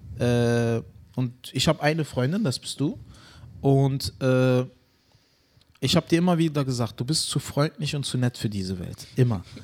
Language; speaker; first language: German; early bilingual, other home language; Turkish